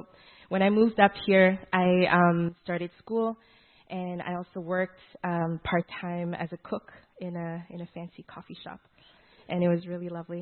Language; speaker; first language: English; native; English